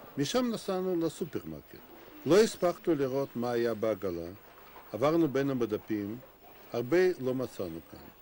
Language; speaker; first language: Hebrew; non-native, fluent; Russian